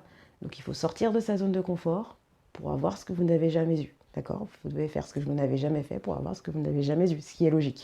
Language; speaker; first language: French; native; French